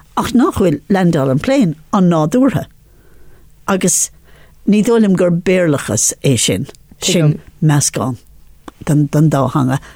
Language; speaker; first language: Irish; non-native, local second language; English